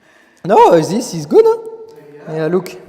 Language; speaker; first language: English; non-native, learner; French